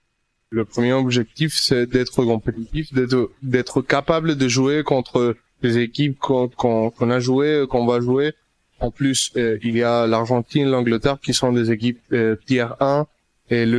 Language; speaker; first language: French; non-native, fluent; Spanish